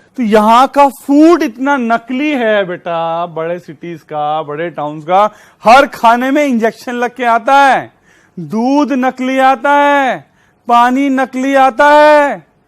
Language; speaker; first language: Hindi; native; Hindi